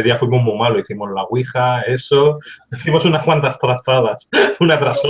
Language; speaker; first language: Spanish; native; Spanish